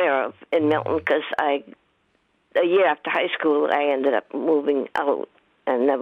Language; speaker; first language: English; native; English